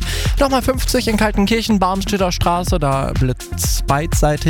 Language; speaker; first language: German; native; German